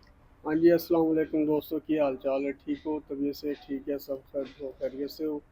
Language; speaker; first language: Hindi; non-native, local second language; Punjabi